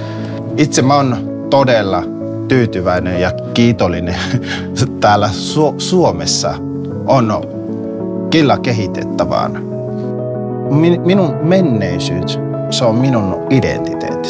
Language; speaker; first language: Finnish; non-native, fluent; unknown